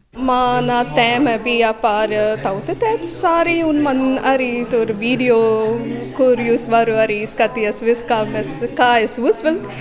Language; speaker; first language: Latvian; non-native, learner; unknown